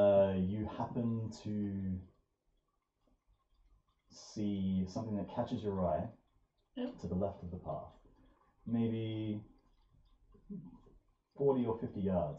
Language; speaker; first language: English; native; English